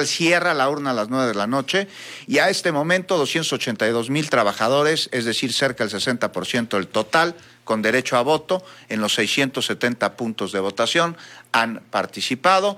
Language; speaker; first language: Spanish; native; Spanish